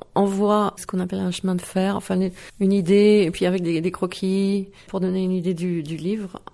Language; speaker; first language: French; non-native, local second language; Dutch